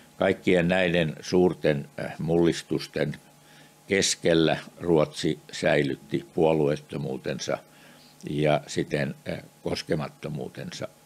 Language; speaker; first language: Finnish; native; Finnish